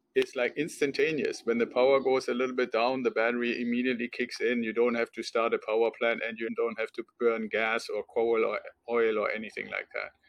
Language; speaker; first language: English; non-native, fluent; German